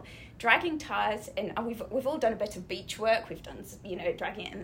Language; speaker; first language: English; native; English